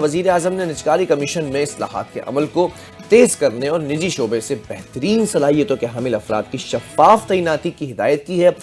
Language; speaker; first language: Urdu; native; Urdu